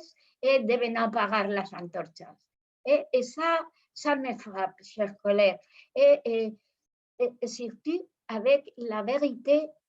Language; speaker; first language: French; non-native, fluent; Spanish